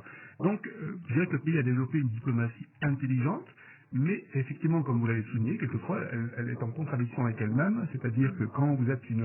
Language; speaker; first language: French; native; French